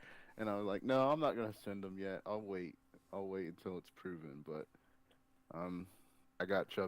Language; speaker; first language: English; native; English